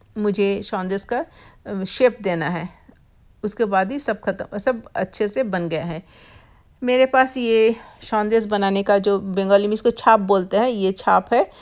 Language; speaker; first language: Hindi; non-native, local second language; Bangla